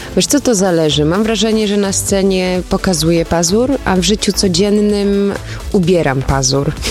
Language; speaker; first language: Polish; early bilingual, heritage; Polish